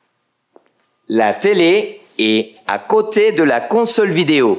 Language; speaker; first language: French; non-native, fluent; Spanish